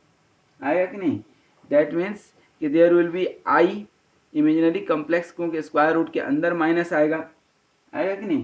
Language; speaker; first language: Hindi; native; Hindi